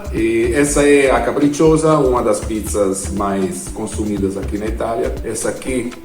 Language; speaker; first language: Portuguese; non-native, fluent; Italian